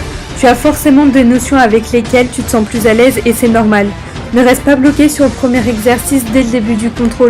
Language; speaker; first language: French; native; French